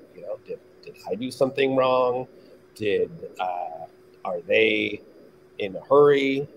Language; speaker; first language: English; native; English